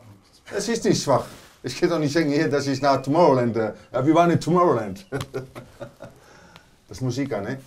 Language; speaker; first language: German; non-native, learner; Dutch